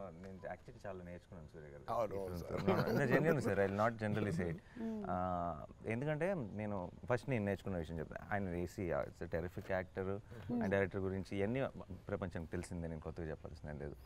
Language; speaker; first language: Telugu; native; Telugu